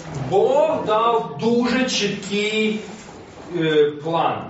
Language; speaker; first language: Ukrainian; non-native, fluent; Russian